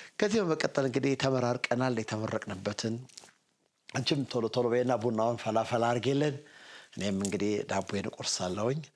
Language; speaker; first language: Amharic; non-native, local second language; Sebat Bet Gurage